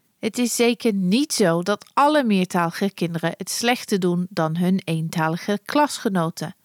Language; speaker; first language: Dutch; non-native, fluent; English